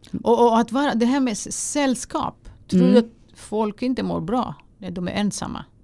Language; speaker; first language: Swedish; non-native, fluent; Greek